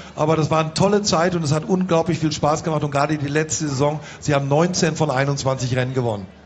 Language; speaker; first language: German; native; German